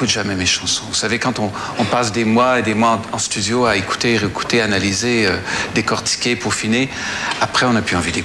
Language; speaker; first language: French; native; French